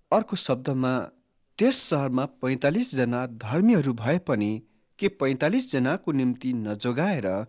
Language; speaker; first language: Nepali; native; Nepali